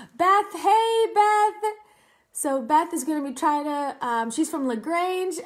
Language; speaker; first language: English; native; English